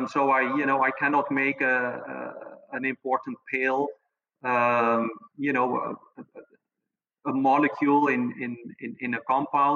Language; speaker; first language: English; non-native, fluent; Papiamento